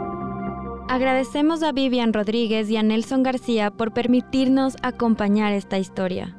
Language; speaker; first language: Spanish; native; Spanish